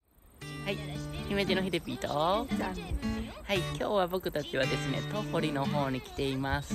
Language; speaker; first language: Japanese; native; Japanese